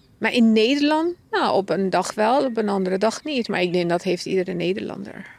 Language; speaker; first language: Dutch; non-native, fluent; Persian